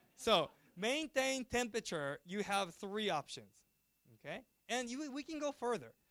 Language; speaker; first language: English; non-native, fluent; Japanese